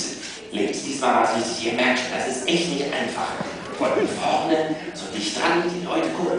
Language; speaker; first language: German; native; German